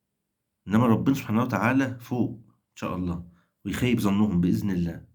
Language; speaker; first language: Arabic; native; Arabic